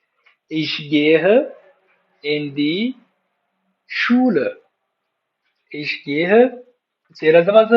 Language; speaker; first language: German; non-native, fluent; Pashto